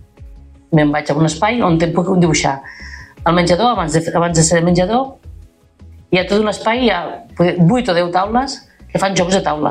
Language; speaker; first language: Catalan; native; Catalan